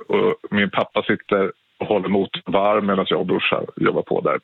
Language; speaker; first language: Swedish; native; Swedish